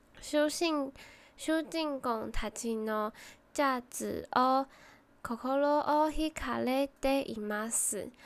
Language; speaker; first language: Japanese; non-native, learner; Chinese